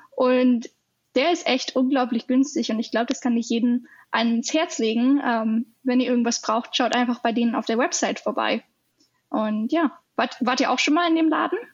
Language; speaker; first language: German; native; German